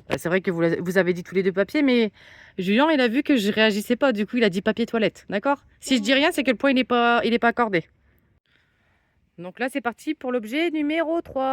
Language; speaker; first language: French; native; French